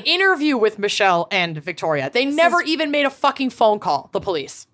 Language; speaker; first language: English; native; English